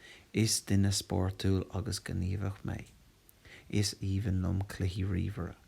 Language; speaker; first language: Irish; non-native, local second language; English